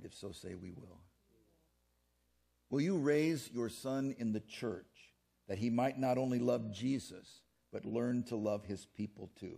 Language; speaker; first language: English; native; English